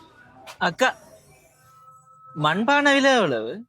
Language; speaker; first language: Tamil; native; Tamil